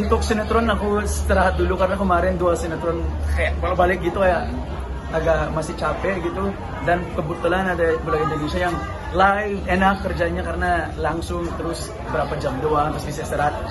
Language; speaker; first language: Indonesian; non-native, fluent; Filipino